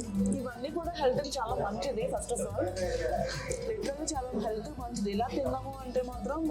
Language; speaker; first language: Telugu; native; Telugu